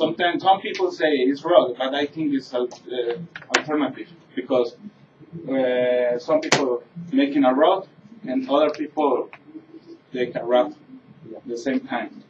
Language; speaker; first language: English; non-native, learner; Spanish